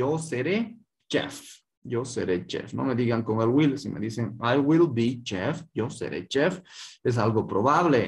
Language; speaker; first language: Spanish; native; Spanish